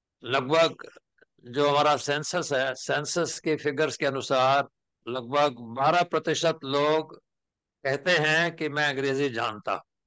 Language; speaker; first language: Hindi; native; Hindi